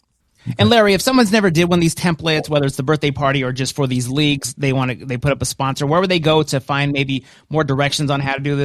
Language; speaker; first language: English; native; English